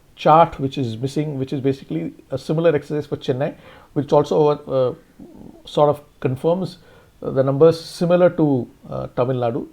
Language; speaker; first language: English; non-native, local second language; Tamil